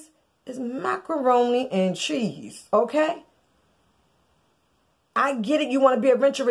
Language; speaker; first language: English; native; English